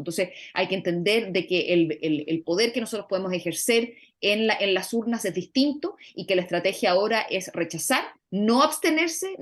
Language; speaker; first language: Spanish; native; Spanish